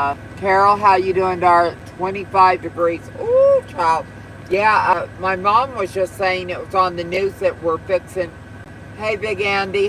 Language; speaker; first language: English; native; English